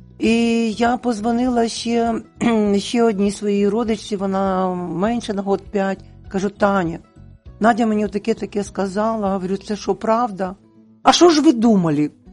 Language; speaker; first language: Ukrainian; non-native, local second language; Russian